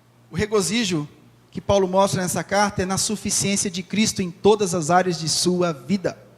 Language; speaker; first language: Portuguese; native; Portuguese